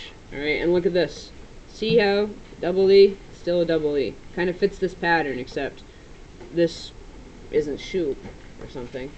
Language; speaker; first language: English; native; English